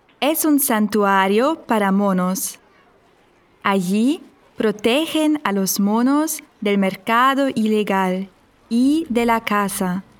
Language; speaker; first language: Spanish; non-native, fluent; German